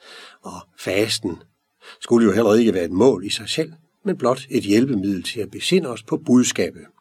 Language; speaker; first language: Danish; native; Danish